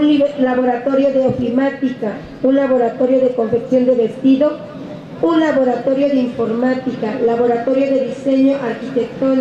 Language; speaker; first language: Spanish; native; Spanish